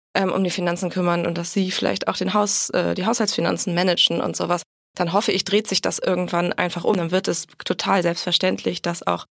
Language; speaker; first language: German; native; German